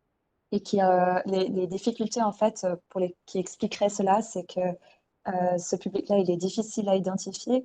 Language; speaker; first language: French; native; French